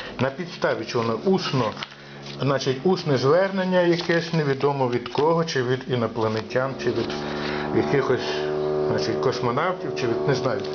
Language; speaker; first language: Ukrainian; native; Ukrainian